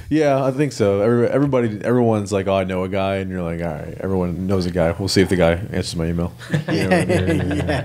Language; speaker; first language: English; native; English